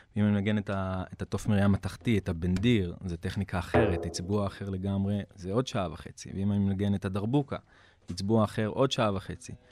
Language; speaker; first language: Hebrew; early bilingual, other home language; English